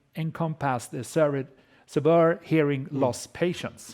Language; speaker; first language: English; non-native, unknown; Swedish